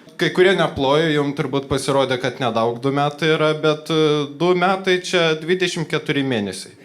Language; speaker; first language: Lithuanian; non-native, local second language; Polish